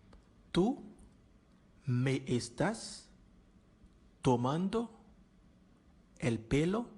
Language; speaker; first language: Spanish; non-native, learner; Haitian Creole